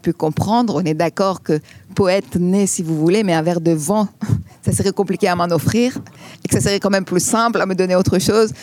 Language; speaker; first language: French; non-native, fluent; Greek